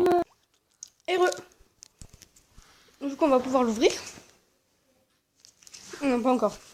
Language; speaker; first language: French; native; French